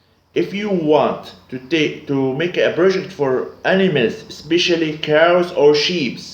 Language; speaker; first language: English; non-native, learner; Arabic